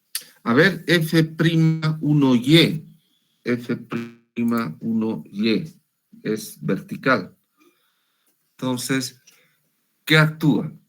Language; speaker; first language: Spanish; native; Spanish